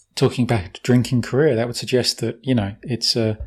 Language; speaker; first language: English; native; English